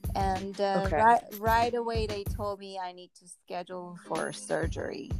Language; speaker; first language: English; early bilingual, other home language; Armenian